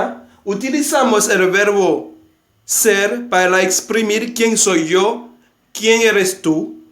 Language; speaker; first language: Spanish; non-native, fluent; Haitian Creole